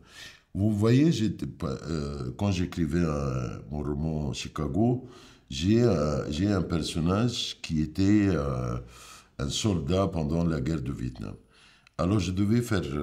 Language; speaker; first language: French; non-native, fluent; Arabic